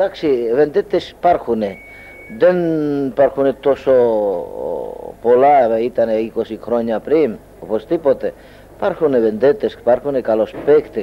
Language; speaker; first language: Greek; non-native, learner; Hungarian